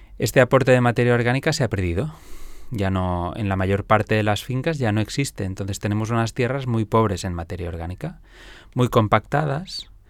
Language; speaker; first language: Spanish; non-native, local second language; Catalan